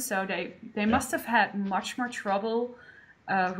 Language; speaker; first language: English; non-native, fluent; Dutch